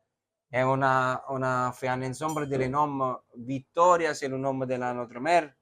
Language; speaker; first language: French; non-native, learner; Italian